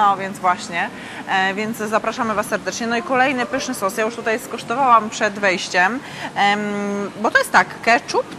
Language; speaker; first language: Polish; native; Polish